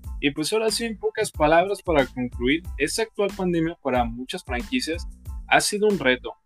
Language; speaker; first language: Spanish; native; Spanish